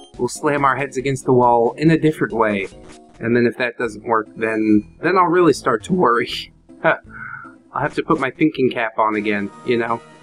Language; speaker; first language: English; native; English